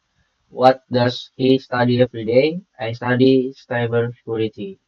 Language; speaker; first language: English; non-native, learner; Indonesian